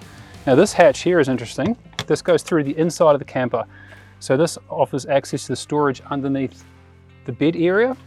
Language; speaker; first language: English; native; English